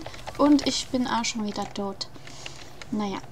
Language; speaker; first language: German; native; German